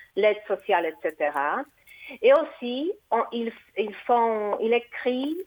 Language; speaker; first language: French; non-native, fluent; Portuguese